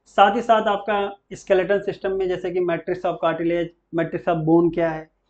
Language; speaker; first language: Hindi; native; Hindi